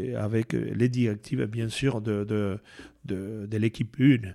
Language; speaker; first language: French; non-native, fluent; Spanish